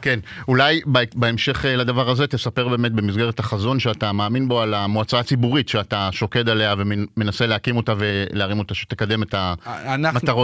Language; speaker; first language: Hebrew; native; Hebrew